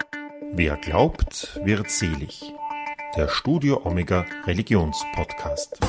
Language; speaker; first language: German; native; German